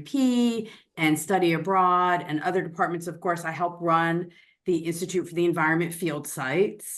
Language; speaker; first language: English; native; English